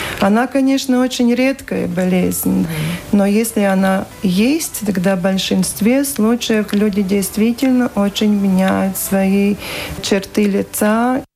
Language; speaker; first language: Russian; non-native, local second language; Latvian